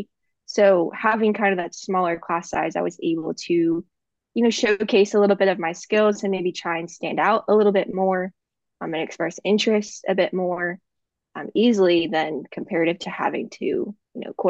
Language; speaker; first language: English; native; English